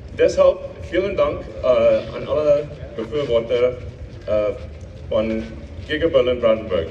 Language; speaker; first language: German; non-native, learner; English